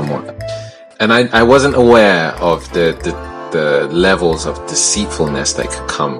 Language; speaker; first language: English; native; English